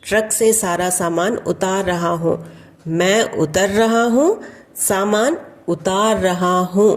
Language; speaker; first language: Hindi; non-native, local second language; Tamil